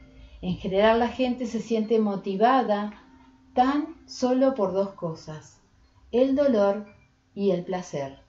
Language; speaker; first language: Spanish; native; Spanish